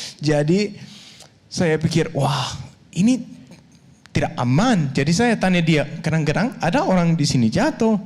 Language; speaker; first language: Indonesian; non-native, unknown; Danish